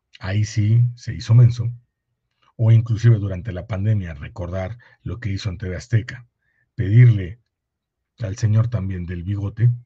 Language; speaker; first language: Spanish; native; Spanish